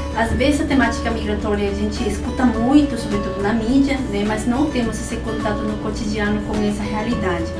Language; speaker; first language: Portuguese; non-native, fluent; Spanish